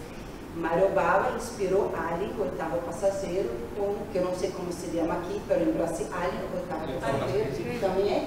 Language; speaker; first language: Spanish; non-native, learner; Portuguese